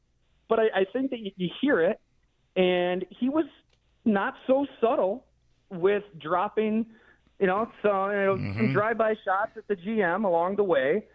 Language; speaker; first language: English; native; English